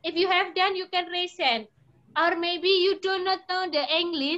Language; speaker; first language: English; non-native, fluent; Indonesian